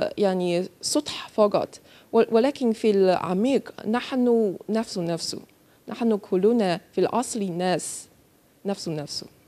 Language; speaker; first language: Arabic; non-native, learner; Chinese